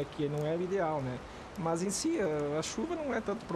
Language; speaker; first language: Portuguese; native; Portuguese